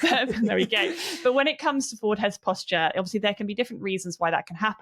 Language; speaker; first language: English; native; English